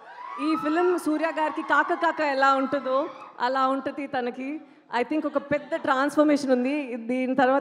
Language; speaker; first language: Telugu; non-native, local second language; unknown